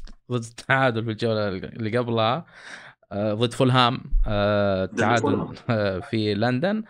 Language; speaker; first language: Arabic; native; Arabic